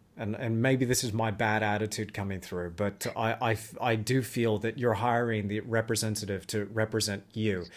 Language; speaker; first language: English; native; English